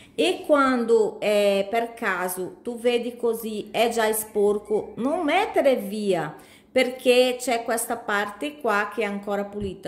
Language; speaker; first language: Italian; non-native, fluent; Portuguese